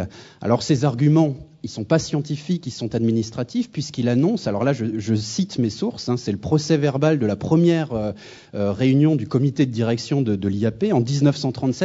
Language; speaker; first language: French; native; French